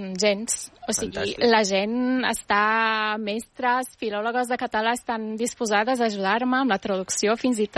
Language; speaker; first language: Catalan; non-native, fluent; Turkish